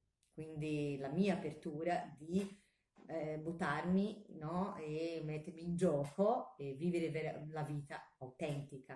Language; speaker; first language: Italian; non-native, fluent; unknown